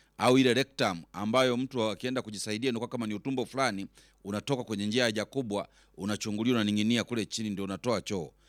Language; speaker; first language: Swahili; native; Swahili